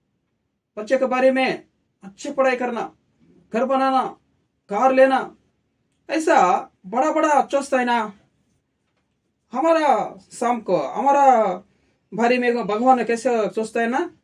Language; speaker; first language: Hindi; non-native, local second language; Telugu